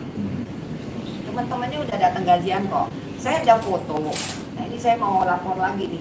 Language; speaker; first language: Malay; non-native, local second language; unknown